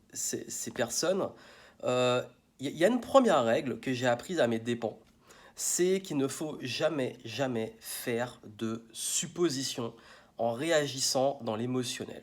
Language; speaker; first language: French; native; French